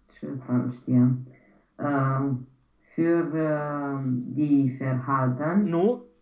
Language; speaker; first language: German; non-native, learner; Romanian